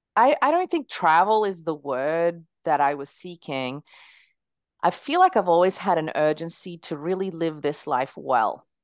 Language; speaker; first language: English; early bilingual, other home language; Spanish